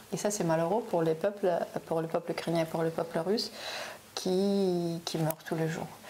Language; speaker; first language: French; non-native, fluent; Russian